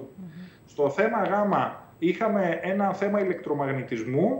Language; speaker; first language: Greek; native; Greek